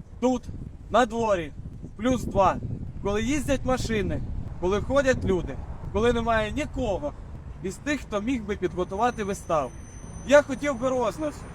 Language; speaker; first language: Ukrainian; non-native, local second language; Russian